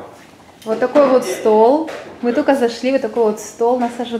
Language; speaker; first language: Russian; native; Russian